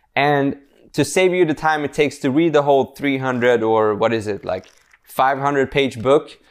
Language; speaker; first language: English; non-native, fluent; Swedish